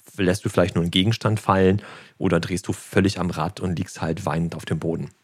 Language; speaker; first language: German; native; German